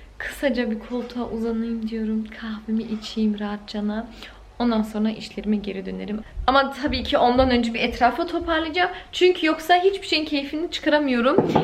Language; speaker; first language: Turkish; early bilingual, heritage; Turkish